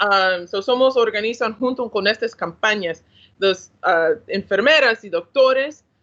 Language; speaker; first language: Spanish; non-native, learner; English